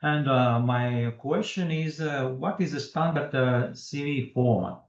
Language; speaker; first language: English; non-native, fluent; Latvian